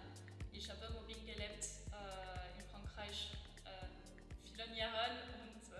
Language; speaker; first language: German; non-native, learner; French